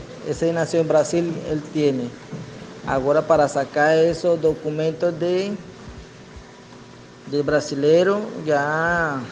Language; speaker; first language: Portuguese; non-native, learner; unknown